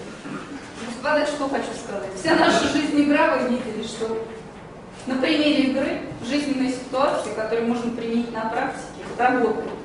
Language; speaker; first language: Russian; native; Russian